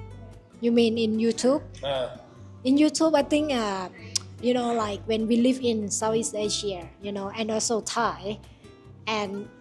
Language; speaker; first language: English; non-native, learner; Thai